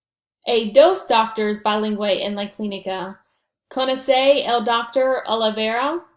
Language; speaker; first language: Spanish; non-native, learner; English